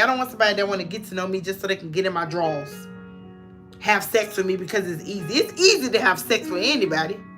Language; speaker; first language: English; native; English